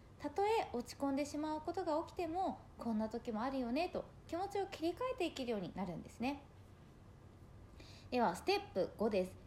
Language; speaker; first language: Japanese; native; Japanese